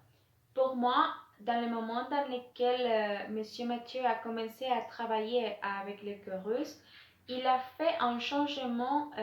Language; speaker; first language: French; non-native, learner; Spanish